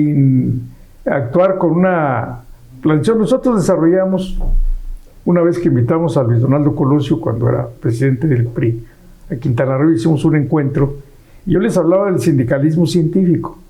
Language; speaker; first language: Spanish; native; Spanish